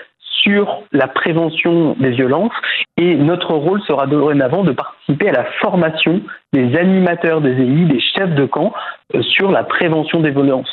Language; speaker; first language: French; native; French